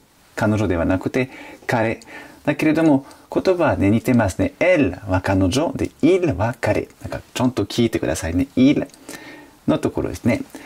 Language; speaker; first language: Japanese; non-native, fluent; French